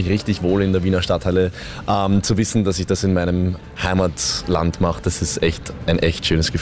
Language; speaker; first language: German; native; German